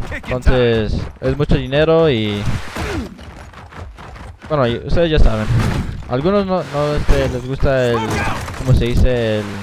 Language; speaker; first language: Spanish; early bilingual, other home language; English